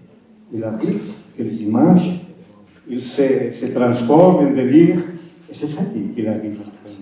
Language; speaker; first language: French; non-native, fluent; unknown